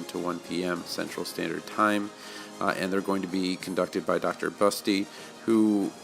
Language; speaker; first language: English; native; English